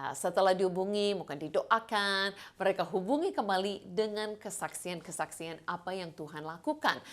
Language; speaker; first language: Indonesian; non-native, fluent; English